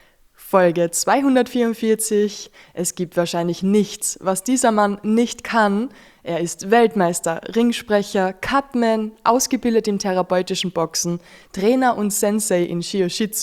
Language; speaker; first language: German; native; German